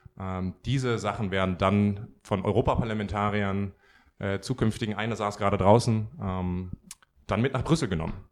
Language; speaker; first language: German; native; German